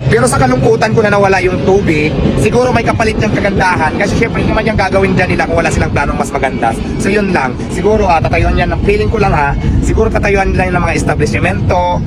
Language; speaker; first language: Filipino; native; Filipino